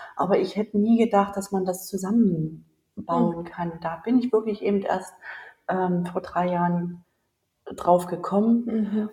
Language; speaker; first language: German; native; German